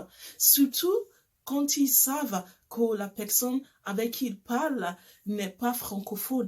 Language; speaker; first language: French; non-native, fluent; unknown